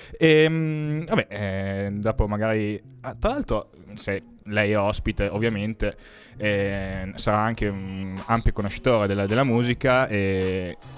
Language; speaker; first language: Italian; native; Italian